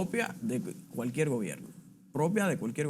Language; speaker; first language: Spanish; native; Spanish